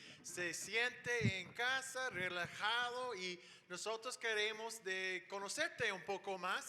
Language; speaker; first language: Spanish; non-native, fluent; English